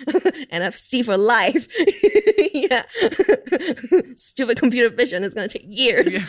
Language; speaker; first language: English; non-native, local second language; Cantonese